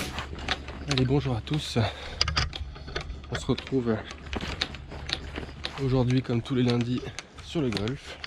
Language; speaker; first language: French; native; French